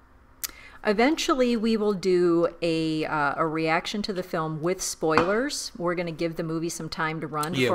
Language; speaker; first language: English; native; English